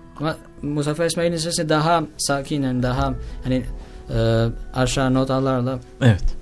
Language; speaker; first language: Turkish; non-native, learner; Albanian